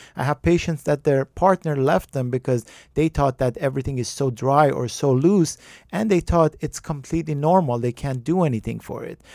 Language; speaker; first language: English; non-native, fluent; Persian